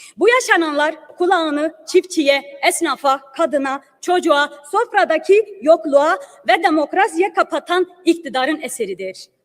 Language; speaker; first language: Turkish; non-native, local second language; Kurdish